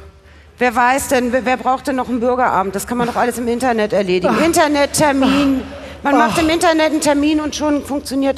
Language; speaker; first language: German; native; German